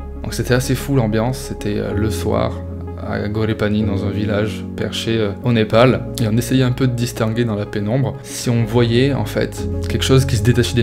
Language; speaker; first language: French; native; French